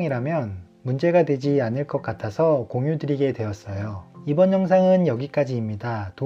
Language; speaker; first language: Korean; native; Korean